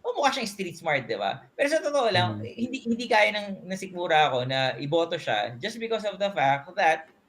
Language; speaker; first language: Filipino; native; Filipino